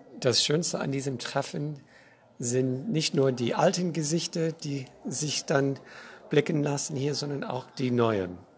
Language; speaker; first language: German; non-native, fluent; English